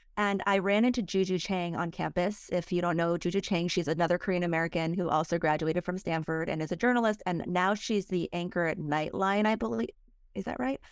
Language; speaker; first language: English; early bilingual, other home language; Korean